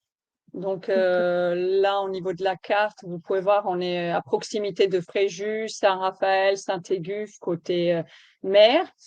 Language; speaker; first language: French; native; French